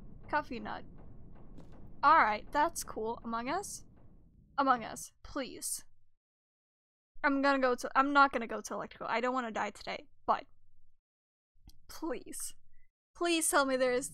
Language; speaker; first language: English; non-native, fluent; Swedish